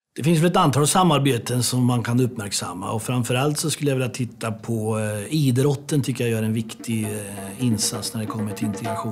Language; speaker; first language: Swedish; native; Swedish